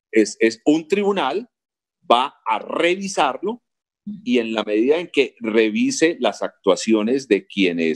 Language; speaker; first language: Spanish; native; Spanish